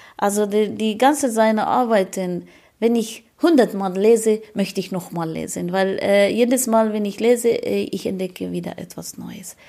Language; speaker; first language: German; non-native, fluent; Persian